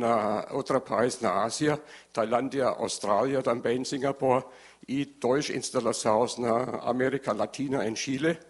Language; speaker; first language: Portuguese; non-native, learner; German